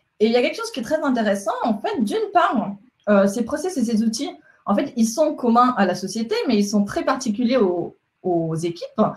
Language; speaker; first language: French; non-native, fluent; Spanish